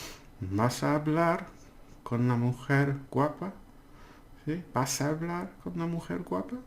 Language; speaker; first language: Spanish; non-native, learner; English